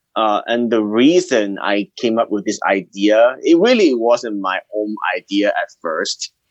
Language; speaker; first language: English; early bilingual, other home language; Cantonese